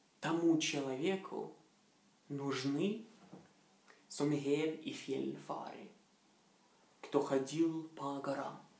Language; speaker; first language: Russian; non-native, fluent; Norwegian